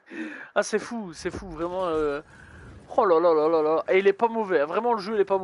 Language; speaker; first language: French; native; French